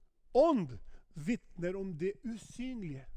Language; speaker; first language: Norwegian; non-native, fluent; Albanian